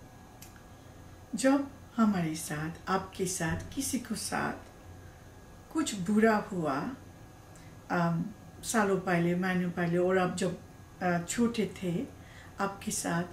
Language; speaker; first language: Hindi; non-native, learner; Bangla